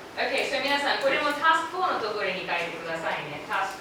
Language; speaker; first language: Japanese; non-native, fluent; English